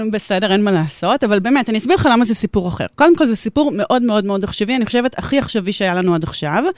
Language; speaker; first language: Hebrew; native; Hebrew